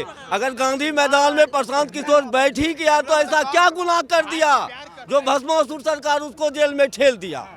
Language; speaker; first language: Hindi; native; Hindi